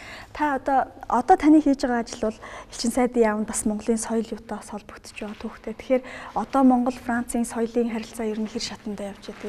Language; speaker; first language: Mongolian; native; Mongolian